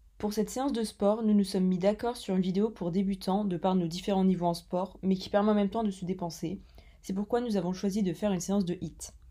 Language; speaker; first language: French; native; French